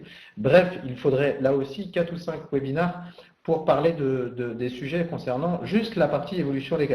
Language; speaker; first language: French; native; French